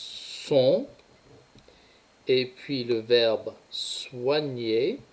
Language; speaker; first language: French; non-native, fluent; English